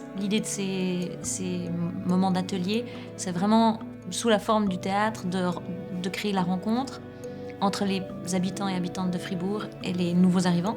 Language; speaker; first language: French; native; French